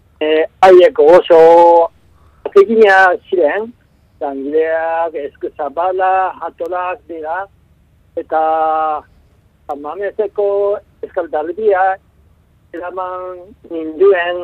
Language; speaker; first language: Basque; non-native, learner; Japanese